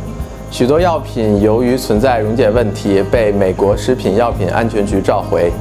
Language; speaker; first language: Chinese; native; Chinese